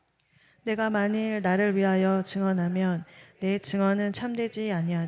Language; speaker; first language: Korean; native; Korean